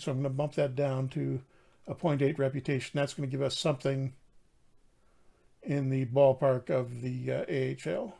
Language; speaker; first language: English; native; English